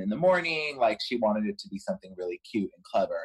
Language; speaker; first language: English; native; English